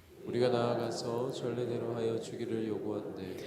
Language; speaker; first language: Korean; native; Korean